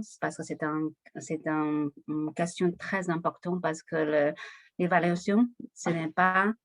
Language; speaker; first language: French; non-native, learner; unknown